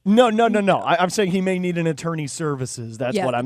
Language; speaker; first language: English; native; English